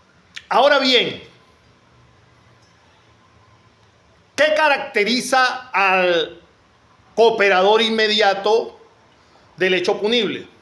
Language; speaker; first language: Spanish; native; Spanish